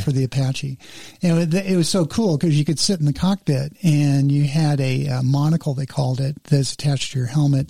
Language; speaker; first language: English; native; English